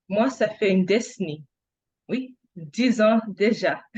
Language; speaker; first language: French; non-native, fluent; English